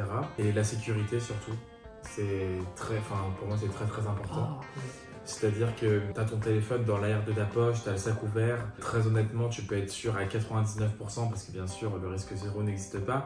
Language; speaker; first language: French; native; French